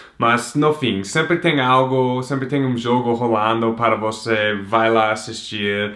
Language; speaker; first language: Portuguese; non-native, fluent; English